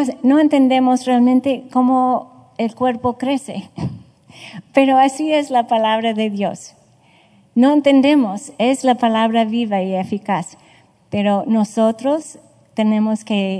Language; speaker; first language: Spanish; non-native, fluent; English